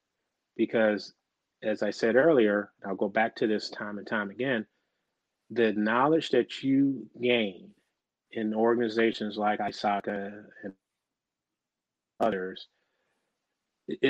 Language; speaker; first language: English; native; English